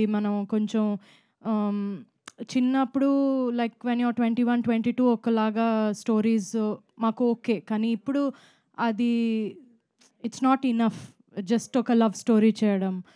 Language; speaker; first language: Telugu; non-native, fluent; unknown